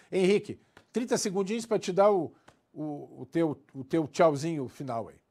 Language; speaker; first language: Portuguese; native; Portuguese